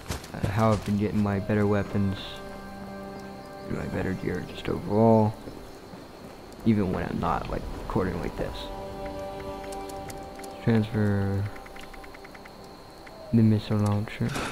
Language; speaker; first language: English; native; English